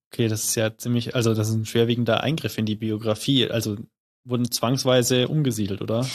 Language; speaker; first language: German; native; German